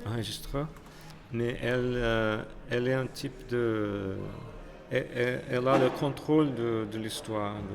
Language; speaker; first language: French; non-native, fluent; Portuguese